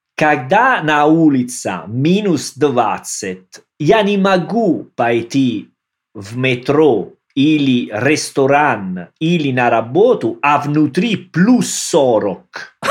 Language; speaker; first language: Russian; non-native, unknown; Italian